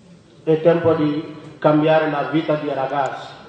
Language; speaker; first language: Italian; non-native, learner; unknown